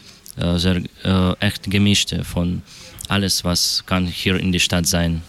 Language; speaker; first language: German; non-native, learner; Russian